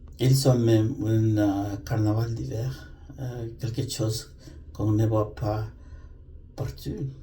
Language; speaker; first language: French; non-native, fluent; Spanish